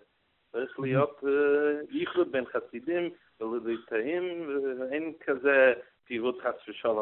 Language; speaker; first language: Hebrew; non-native, learner; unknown